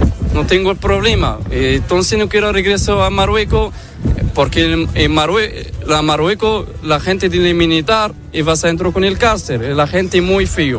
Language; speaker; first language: Spanish; non-native, learner; Arabic